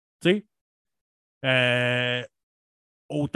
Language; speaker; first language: French; native; French